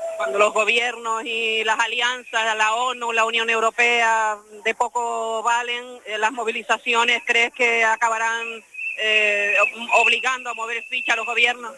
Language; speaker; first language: Spanish; native; Spanish